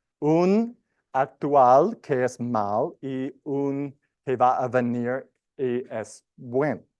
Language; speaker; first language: Spanish; non-native, learner; English